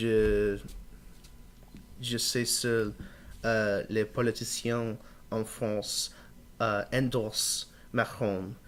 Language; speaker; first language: French; non-native, learner; English